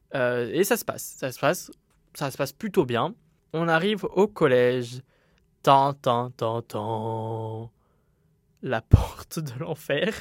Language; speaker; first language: French; native; French